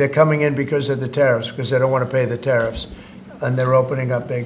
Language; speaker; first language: English; native; English